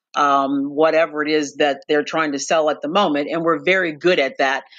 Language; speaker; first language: English; native; English